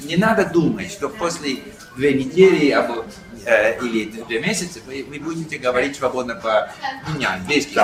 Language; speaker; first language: Russian; non-native, learner; English